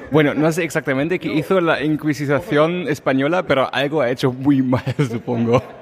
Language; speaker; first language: Spanish; non-native, fluent; German